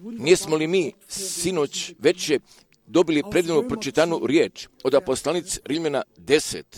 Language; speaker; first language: Croatian; early bilingual, heritage; Croatian